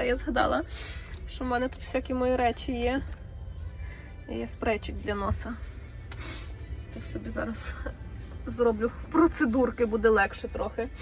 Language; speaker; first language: Ukrainian; native; Ukrainian